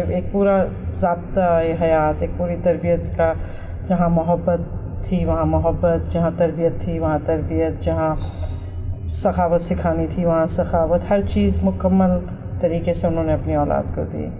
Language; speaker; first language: Urdu; native; Urdu